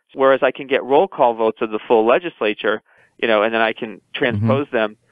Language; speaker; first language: English; native; English